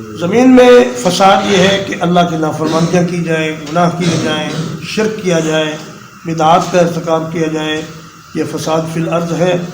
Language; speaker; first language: Urdu; non-native, local second language; Punjabi